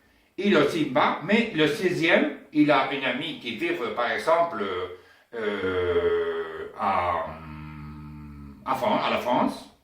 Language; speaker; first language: French; non-native, learner; Spanish